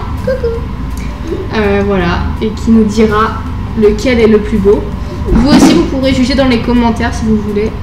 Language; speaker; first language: French; native; French